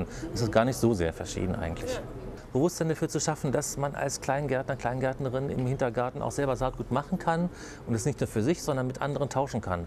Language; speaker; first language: German; native; German